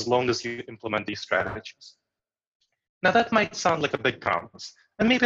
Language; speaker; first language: English; early bilingual, other home language; Romanian